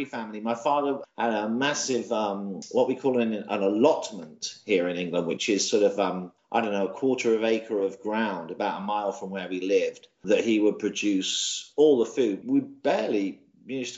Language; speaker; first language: English; native; English